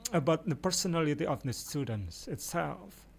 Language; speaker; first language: English; non-native, fluent; Indonesian